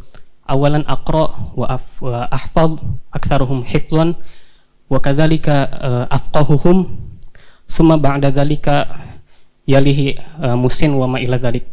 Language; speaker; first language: Arabic; non-native, fluent; Indonesian